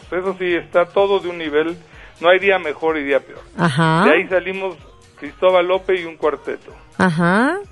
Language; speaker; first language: Spanish; native; Spanish